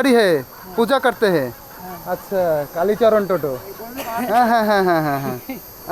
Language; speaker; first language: Hindi; non-native, local second language; Bangla